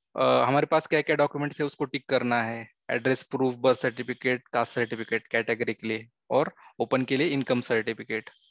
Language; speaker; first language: Hindi; non-native, local second language; Marathi